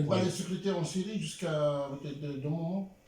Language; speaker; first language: French; non-native, learner; Arabic